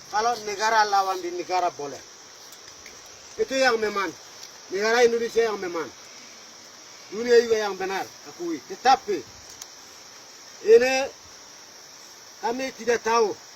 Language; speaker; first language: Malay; non-native, local second language; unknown